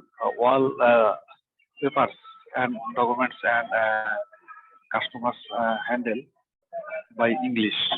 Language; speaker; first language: English; non-native, learner; Bangla